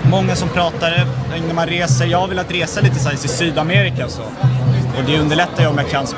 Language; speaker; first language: Swedish; native; Swedish